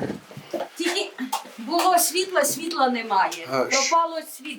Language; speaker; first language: Ukrainian; native; Ukrainian